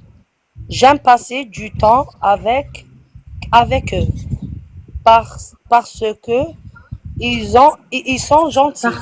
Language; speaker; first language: French; non-native, learner; Arabic